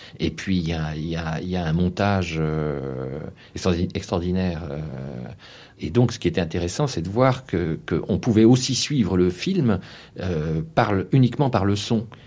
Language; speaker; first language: French; native; French